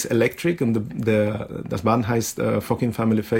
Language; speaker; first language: German; non-native, fluent; Spanish